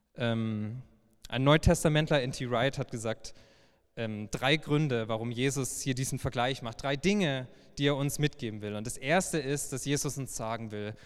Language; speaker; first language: German; native; German